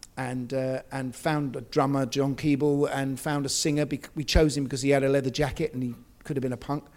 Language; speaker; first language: English; native; English